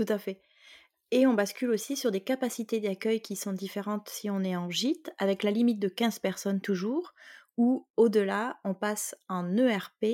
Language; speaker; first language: French; native; French